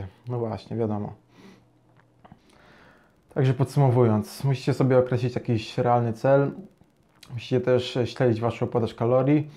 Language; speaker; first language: Polish; native; Polish